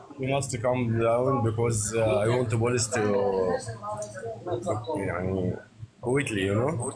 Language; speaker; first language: English; non-native, learner; Arabic